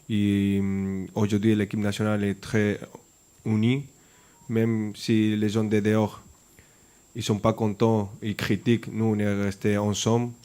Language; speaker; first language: French; non-native, fluent; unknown